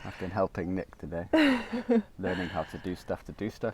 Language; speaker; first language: English; native; English